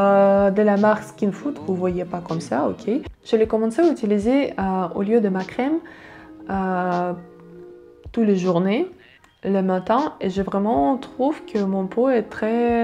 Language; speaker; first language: French; non-native, learner; Russian